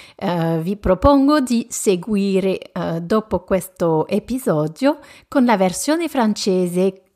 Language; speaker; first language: Italian; non-native, fluent; French